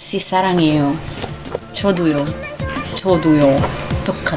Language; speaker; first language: Korean; non-native, learner; Indonesian